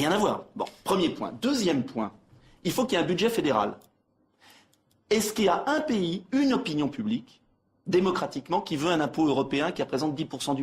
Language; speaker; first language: French; native; French